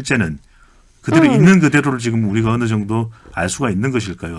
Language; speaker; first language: Korean; native; Korean